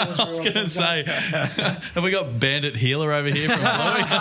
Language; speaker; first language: English; native; English